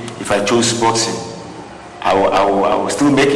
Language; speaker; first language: English; non-native, local second language; Ga